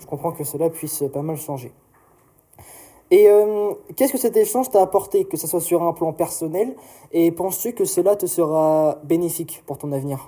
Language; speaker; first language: French; native; French